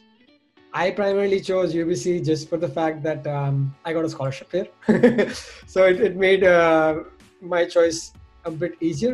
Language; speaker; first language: English; non-native, local second language; Hindi